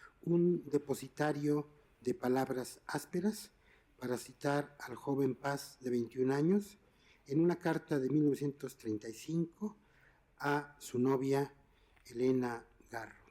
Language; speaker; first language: Spanish; native; Spanish